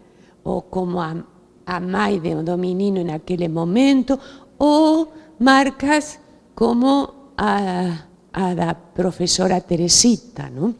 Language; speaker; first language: Portuguese; non-native, fluent; Spanish